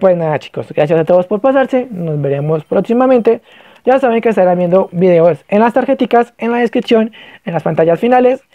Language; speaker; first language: Spanish; native; Spanish